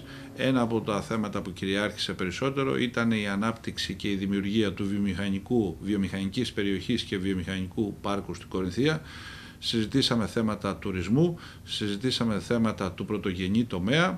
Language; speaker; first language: Greek; native; Greek